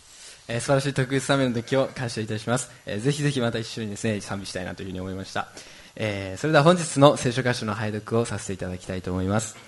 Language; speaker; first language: Japanese; native; Japanese